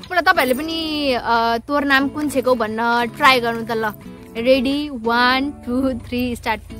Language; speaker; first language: Nepali; non-native, local second language; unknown